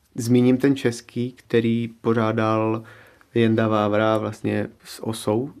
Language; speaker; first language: Czech; native; Czech